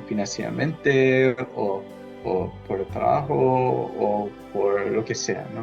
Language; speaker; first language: Spanish; non-native, fluent; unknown